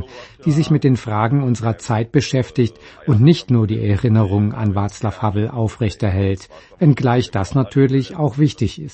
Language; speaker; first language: German; native; German